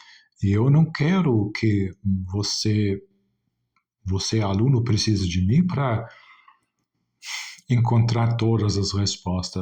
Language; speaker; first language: Portuguese; non-native, fluent; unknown